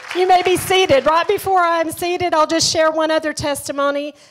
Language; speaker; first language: English; native; English